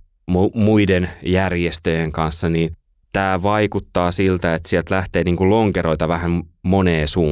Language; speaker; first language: Finnish; native; Finnish